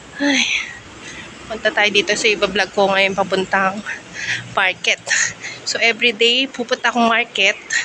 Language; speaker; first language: Filipino; native; Filipino